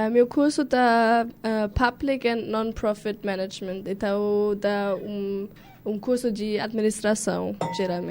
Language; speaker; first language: Portuguese; non-native, learner; German